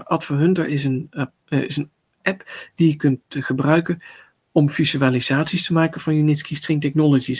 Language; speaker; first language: Dutch; native; Dutch